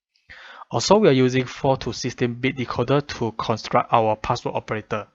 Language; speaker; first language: English; non-native, fluent; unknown